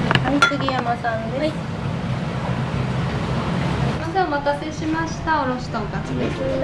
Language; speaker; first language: Japanese; native; Japanese